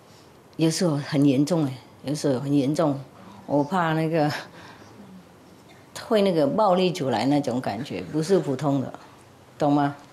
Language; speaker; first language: Chinese; non-native, fluent; Vietnamese